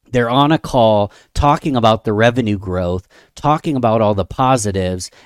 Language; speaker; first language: English; native; English